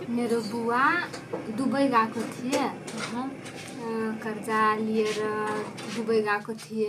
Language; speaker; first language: Nepali; non-native, local second language; Maithili